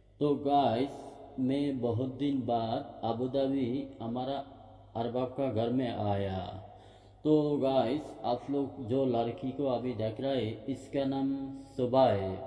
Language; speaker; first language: Hindi; non-native, learner; Bangla